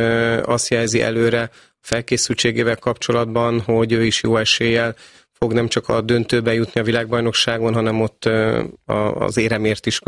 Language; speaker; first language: Hungarian; native; Hungarian